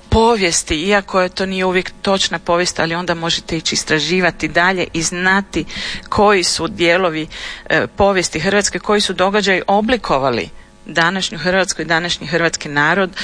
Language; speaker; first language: Serbian; native; Serbian